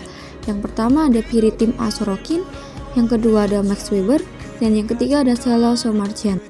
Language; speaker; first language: Indonesian; native; Indonesian